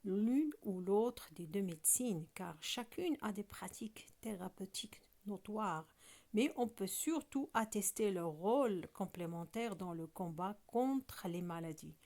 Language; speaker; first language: French; non-native, local second language; Arabic